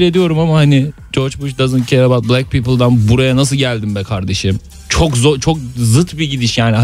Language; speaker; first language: Turkish; native; Turkish